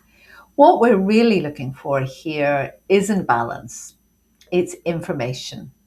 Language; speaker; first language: English; native; English